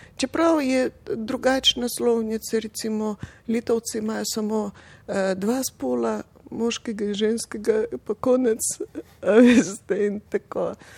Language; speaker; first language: Slovenian; non-native, fluent; Russian